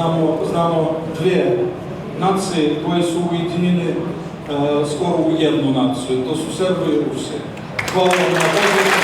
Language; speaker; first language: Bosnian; non-native, fluent; Russian